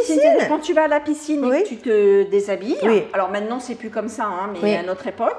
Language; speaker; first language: French; native; French